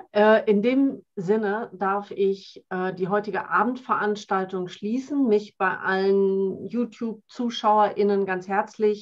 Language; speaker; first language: German; native; German